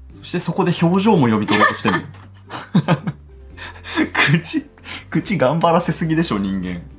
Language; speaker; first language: Japanese; native; Japanese